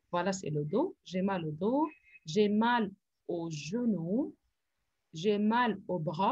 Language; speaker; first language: French; non-native, fluent; Arabic